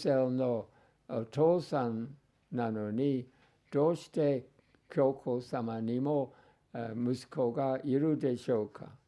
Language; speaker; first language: Japanese; non-native, fluent; English